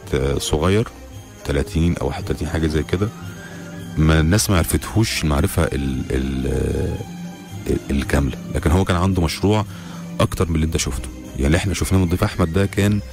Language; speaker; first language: Arabic; native; Arabic